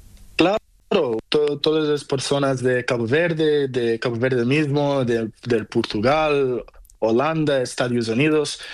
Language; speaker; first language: Spanish; non-native, learner; Portuguese